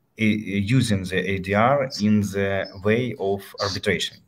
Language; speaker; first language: English; non-native, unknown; Ukrainian